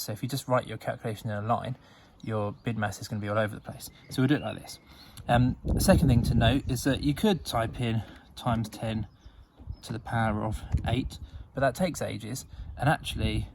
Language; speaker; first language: English; native; English